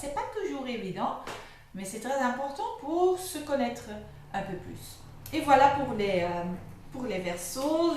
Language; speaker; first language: French; non-native, fluent; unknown